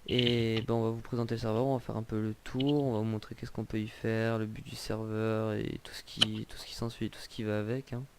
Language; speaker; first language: French; native; French